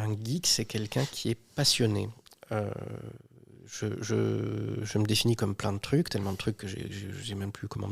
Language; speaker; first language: French; native; French